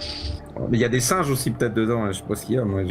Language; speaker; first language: French; native; French